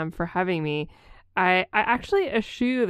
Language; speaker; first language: English; native; English